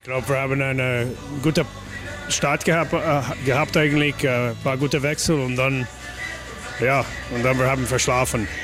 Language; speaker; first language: German; non-native, fluent; English